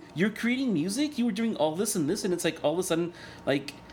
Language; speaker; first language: English; non-native, fluent; Spanish